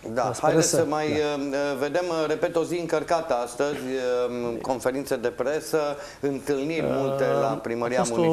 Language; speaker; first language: Romanian; native; Romanian